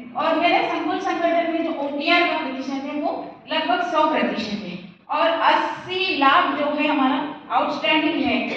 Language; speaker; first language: Hindi; non-native, local second language; Telugu